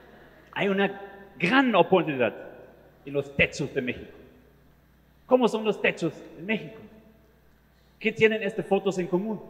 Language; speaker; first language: Spanish; non-native, fluent; German